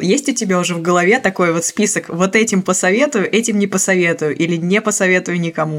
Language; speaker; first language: Russian; native; Russian